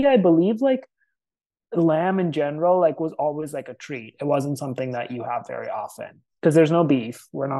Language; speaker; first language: English; non-native, local second language; Hindi